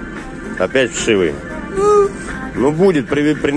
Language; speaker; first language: Russian; native; Russian